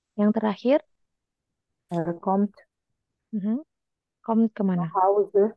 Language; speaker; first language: German; non-native, fluent; Indonesian